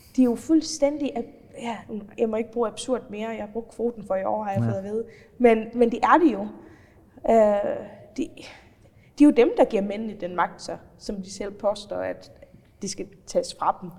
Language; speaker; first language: Danish; non-native, fluent; Faroese